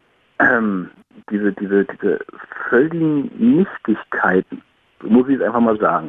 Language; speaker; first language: German; native; German